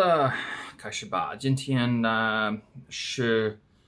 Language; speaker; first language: Chinese; non-native, learner; English